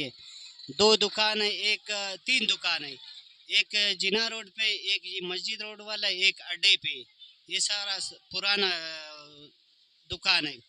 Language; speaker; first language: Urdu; non-native, local second language; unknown